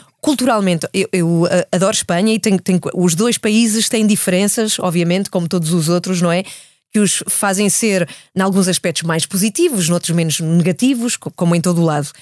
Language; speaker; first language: Portuguese; early bilingual, heritage; Portuguese